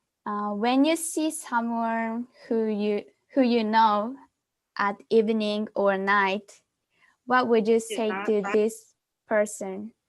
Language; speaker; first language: English; non-native, fluent; Japanese